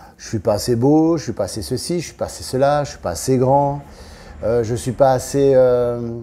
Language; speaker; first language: French; native; French